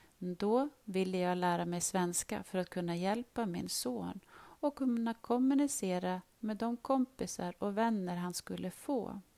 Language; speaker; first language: Swedish; non-native, learner; Arabic